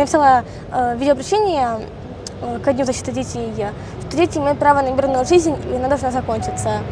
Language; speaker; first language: Russian; native; Russian